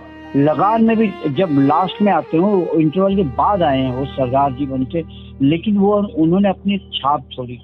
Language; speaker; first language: Hindi; native; Hindi